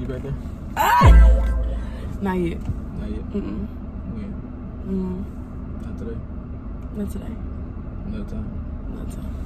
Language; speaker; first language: English; native; English